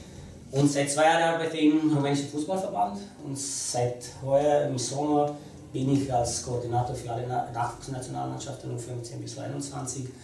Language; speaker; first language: German; non-native, fluent; Romanian